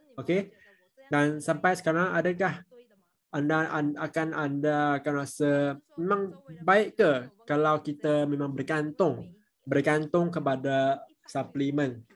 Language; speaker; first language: Malay; non-native, local second language; Chinese